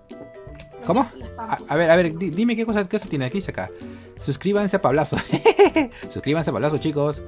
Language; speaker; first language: Spanish; native; Spanish